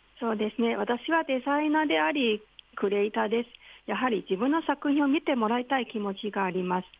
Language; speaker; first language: Japanese; non-native, fluent; Cantonese